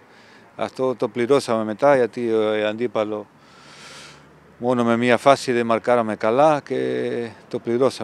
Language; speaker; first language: Greek; non-native, fluent; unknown